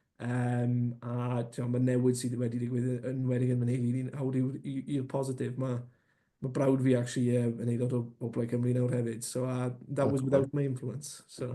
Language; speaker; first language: Welsh; non-native, local second language; English